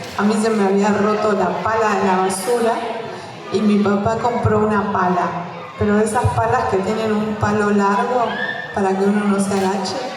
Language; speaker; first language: Spanish; native; Spanish